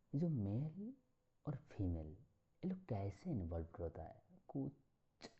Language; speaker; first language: Hindi; non-native, local second language; Bangla